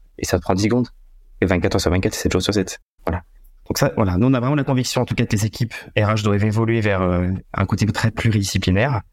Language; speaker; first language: French; native; French